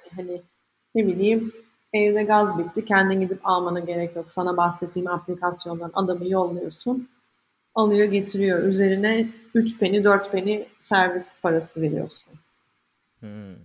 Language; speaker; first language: Turkish; native; Turkish